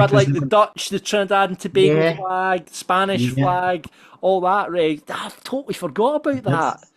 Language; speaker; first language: English; native; English